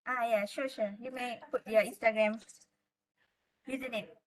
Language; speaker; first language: English; non-native, local second language; Malay